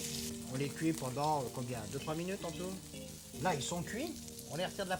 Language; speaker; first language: French; native; French